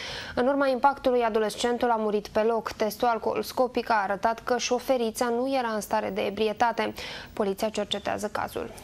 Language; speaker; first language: Romanian; native; Romanian